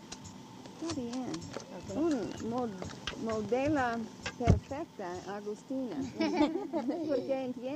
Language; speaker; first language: Spanish; non-native, learner; English